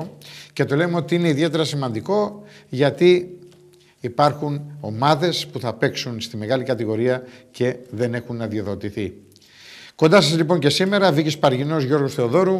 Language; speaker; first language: Greek; native; Greek